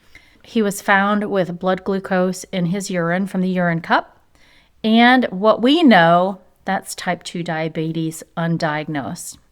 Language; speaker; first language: English; native; English